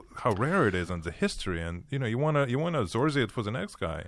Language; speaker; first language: English; early bilingual, other home language; Ukrainian